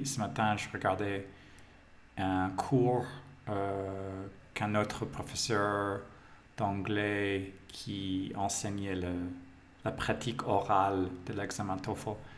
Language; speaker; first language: French; non-native, fluent; English